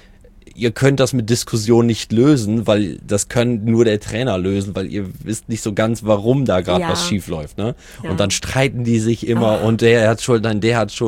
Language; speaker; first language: German; native; German